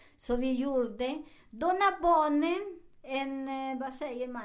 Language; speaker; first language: Swedish; non-native, fluent; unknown